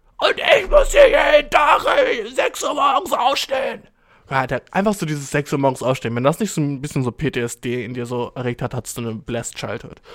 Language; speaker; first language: German; early bilingual, other home language; Albanian